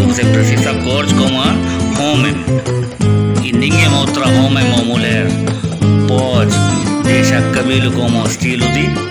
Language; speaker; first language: Portuguese; non-native, learner; Hindi